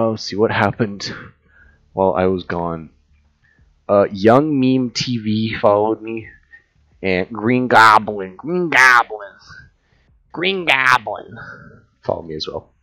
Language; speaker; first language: English; native; English